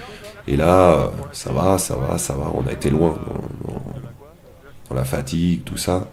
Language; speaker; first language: French; native; French